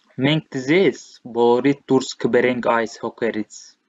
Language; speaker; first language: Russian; non-native, learner; Azerbaijani